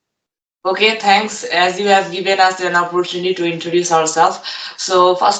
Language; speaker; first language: English; non-native, learner; Bangla